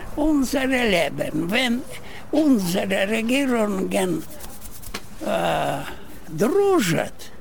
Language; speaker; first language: German; non-native, learner; Russian